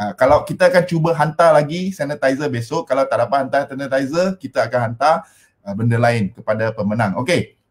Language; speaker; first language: Malay; non-native, local second language; Min Nan Chinese